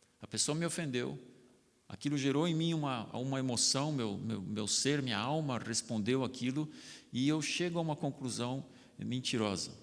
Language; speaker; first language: Portuguese; non-native, local second language; German